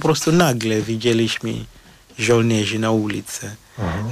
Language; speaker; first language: Polish; non-native, fluent; Shona